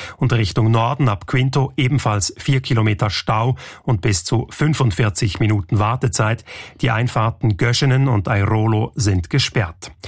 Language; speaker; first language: German; native; German